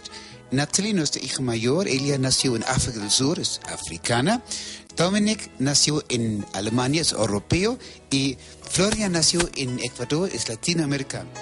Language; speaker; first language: Spanish; non-native, fluent; German